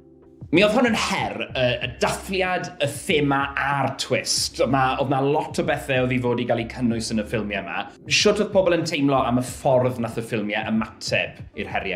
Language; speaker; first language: Welsh; native; Welsh